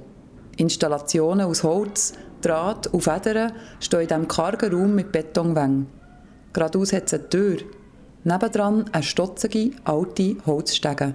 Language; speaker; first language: German; native; German